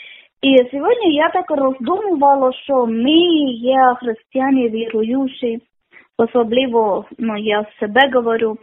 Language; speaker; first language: Ukrainian; non-native, learner; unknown